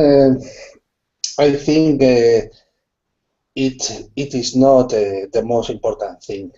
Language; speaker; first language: English; non-native, learner; Spanish